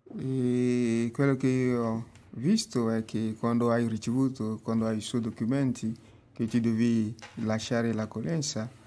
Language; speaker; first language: Italian; non-native, learner; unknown